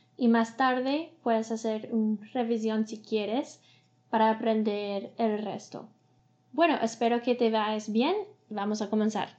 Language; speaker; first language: Spanish; non-native, learner; English